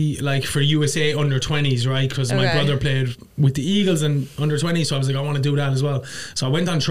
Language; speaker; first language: English; native; English